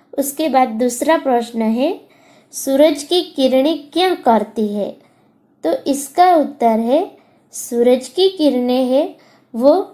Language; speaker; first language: Hindi; non-native, local second language; Gujarati